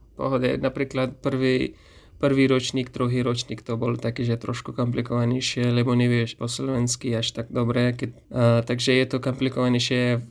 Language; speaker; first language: Slovak; non-native, fluent; Pashto